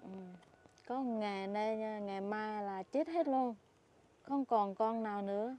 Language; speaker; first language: Vietnamese; non-native, local second language; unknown